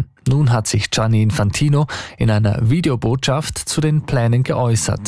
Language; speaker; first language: German; native; German